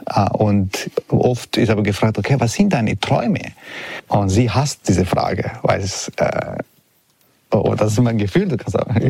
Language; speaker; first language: German; non-native, fluent; Italian